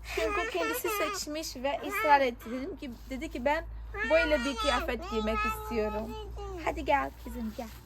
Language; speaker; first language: Turkish; non-native, fluent; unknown